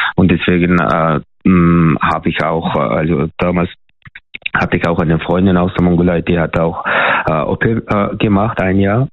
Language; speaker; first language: German; non-native, fluent; Mongolian